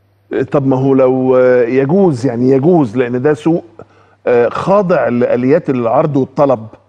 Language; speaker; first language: Arabic; native; Arabic